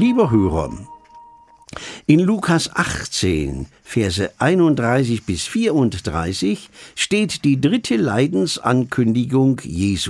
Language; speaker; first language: German; native; German